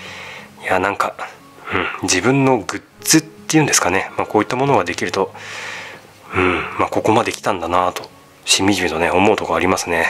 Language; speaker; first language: Japanese; native; Japanese